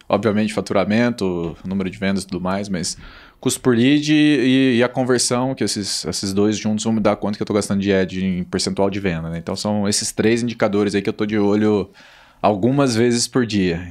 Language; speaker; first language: Portuguese; native; Portuguese